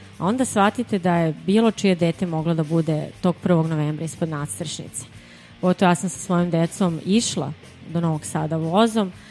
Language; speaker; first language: Serbian; native; Serbian